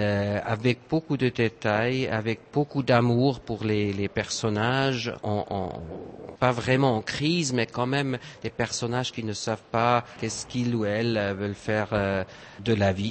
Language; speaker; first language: French; non-native, fluent; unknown